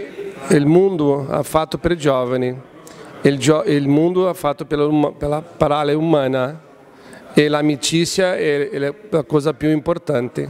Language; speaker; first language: Italian; non-native, learner; Portuguese